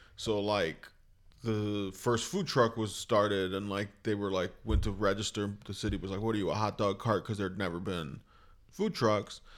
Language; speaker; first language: English; native; English